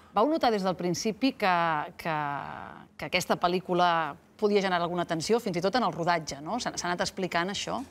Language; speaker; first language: Catalan; native; Catalan